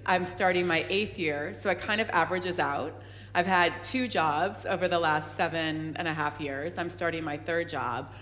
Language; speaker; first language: English; native; English